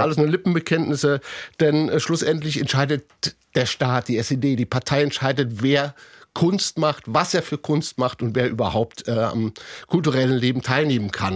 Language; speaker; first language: German; native; German